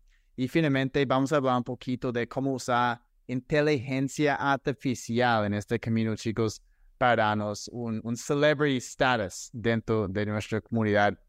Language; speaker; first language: Spanish; non-native, fluent; English